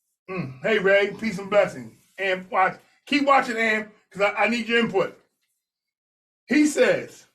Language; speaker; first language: English; native; English